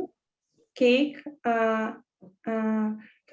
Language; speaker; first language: Hindi; non-native, learner; Russian